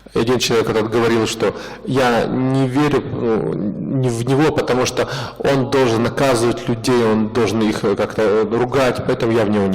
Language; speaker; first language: Russian; native; Russian